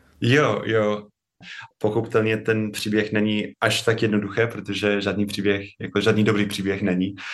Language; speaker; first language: Czech; non-native, fluent; English